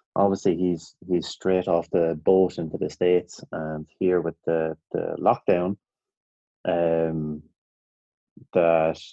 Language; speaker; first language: English; native; English